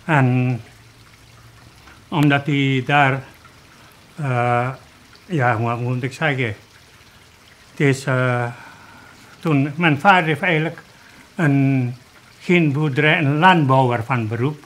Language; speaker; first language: Dutch; early bilingual, other home language; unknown